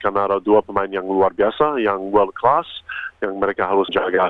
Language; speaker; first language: Indonesian; non-native, fluent; Croatian